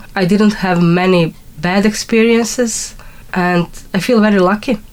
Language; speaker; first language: English; non-native, fluent; Croatian